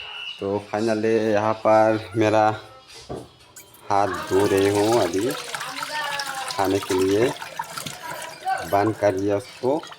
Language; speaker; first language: Hindi; non-native, local second language; Kok Borok